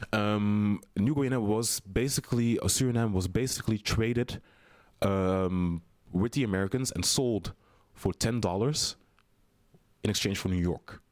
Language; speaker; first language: English; non-native, fluent; Dutch